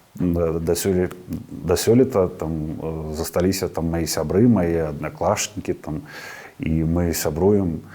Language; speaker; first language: Belarusian; non-native, local second language; Russian